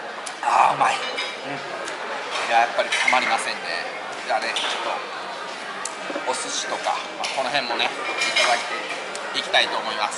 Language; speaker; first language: Japanese; native; Japanese